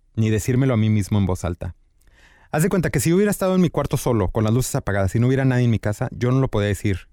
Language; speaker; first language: Spanish; native; Spanish